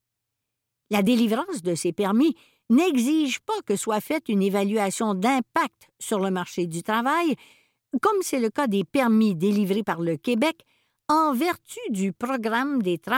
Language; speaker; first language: French; native; French